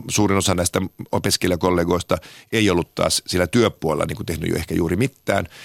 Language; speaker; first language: Finnish; native; Finnish